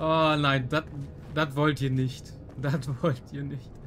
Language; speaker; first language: German; native; German